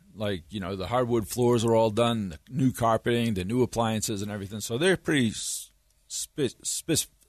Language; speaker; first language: English; native; English